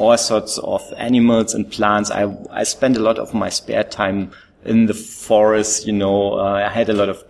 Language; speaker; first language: English; non-native, fluent; German